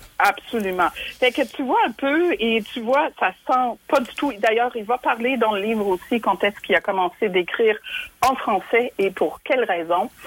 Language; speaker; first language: French; non-native, fluent; German